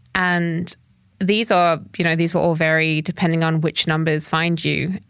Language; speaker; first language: English; native; English